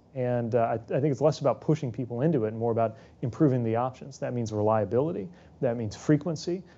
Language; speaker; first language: English; native; English